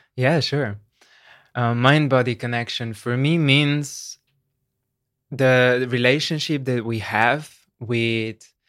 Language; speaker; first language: English; non-native, fluent; Slovenian